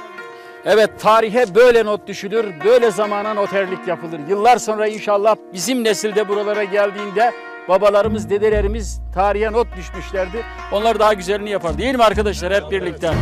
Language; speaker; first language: Turkish; native; Turkish